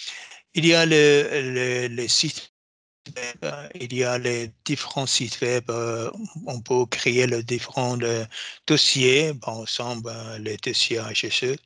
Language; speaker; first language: French; non-native, fluent; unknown